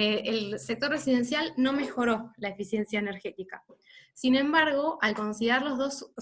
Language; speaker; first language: Spanish; native; Spanish